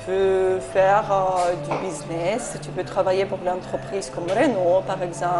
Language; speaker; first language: French; non-native, fluent; Ukrainian